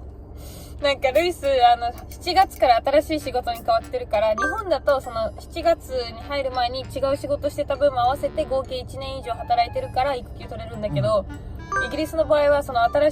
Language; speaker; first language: Japanese; native; Japanese